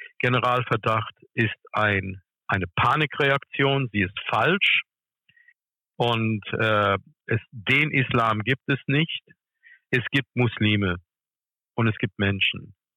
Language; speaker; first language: German; early bilingual, other home language; English